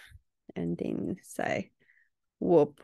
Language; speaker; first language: English; native; English